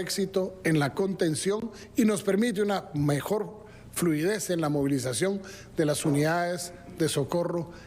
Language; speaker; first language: Spanish; native; Spanish